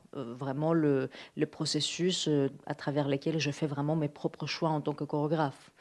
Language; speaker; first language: French; non-native, fluent; Greek